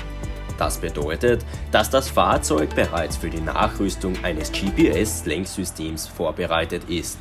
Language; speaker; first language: German; native; German